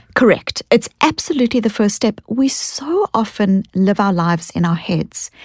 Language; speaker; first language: English; native; English